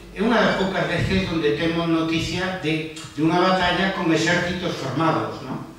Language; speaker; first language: Spanish; non-native, local second language; Galician